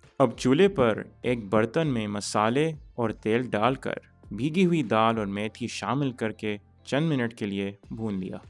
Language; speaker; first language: Urdu; early bilingual, heritage; Urdu